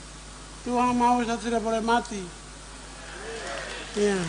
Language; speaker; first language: Indonesian; non-native, local second language; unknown